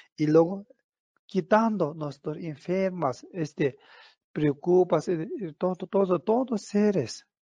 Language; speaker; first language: Spanish; non-native, learner; Tibetan